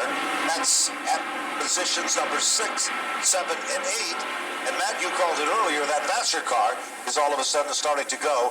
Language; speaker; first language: English; native; English